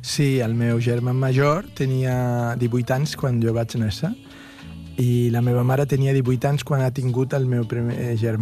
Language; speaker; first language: Catalan; non-native, local second language; Spanish